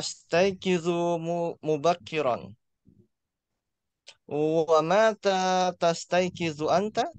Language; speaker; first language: Arabic; non-native, learner; Indonesian